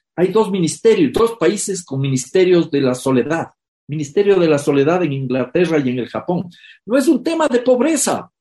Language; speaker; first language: Spanish; native; Spanish